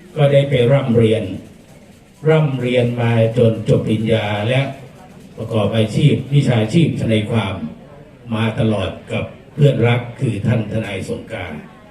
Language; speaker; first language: Thai; native; Thai